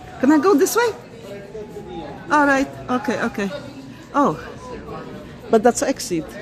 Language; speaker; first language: English; non-native, fluent; Polish